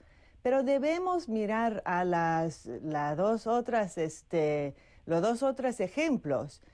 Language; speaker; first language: Spanish; non-native, fluent; English